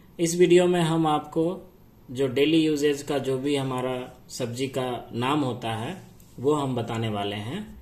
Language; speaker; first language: Hindi; native; Hindi